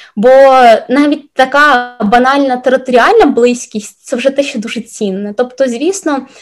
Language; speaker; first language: Ukrainian; non-native, local second language; Russian